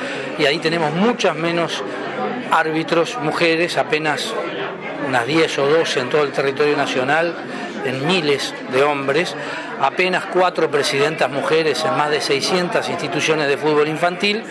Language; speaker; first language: Spanish; native; Spanish